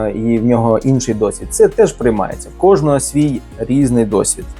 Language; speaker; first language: Ukrainian; native; Ukrainian